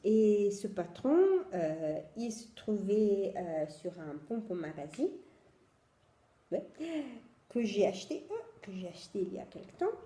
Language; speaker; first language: French; non-native, fluent; Italian